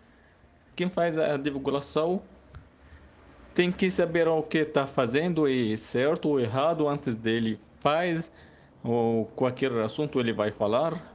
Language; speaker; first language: Portuguese; non-native, learner; Arabic